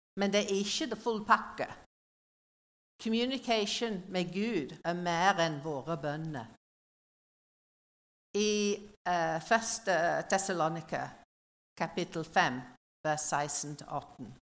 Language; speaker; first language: Norwegian; non-native, learner; English